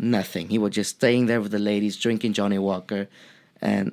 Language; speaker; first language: English; non-native, fluent; Spanish